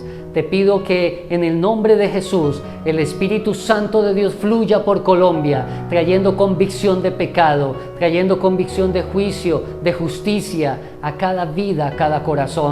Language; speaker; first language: Spanish; native; Spanish